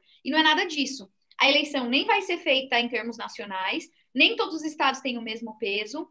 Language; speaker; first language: Portuguese; native; Portuguese